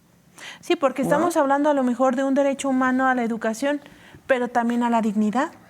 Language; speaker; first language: Spanish; native; Spanish